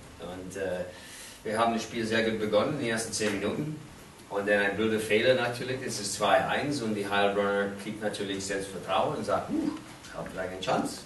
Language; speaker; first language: German; non-native, fluent; English